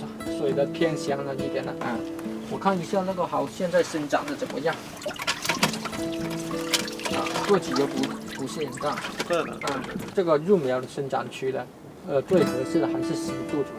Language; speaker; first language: Chinese; non-native, local second language; Cantonese